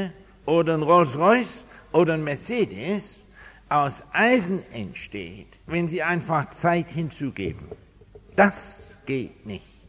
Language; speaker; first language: German; non-native, fluent; English